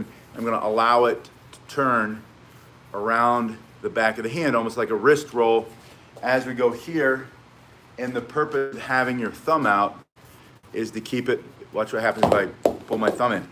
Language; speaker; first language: English; native; English